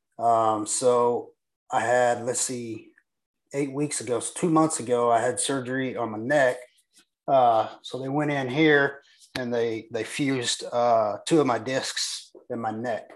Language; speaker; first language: English; native; English